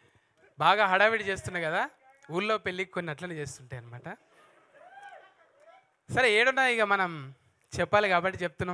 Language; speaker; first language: Telugu; native; Telugu